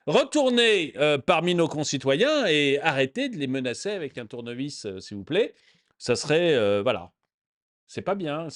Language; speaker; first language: French; native; French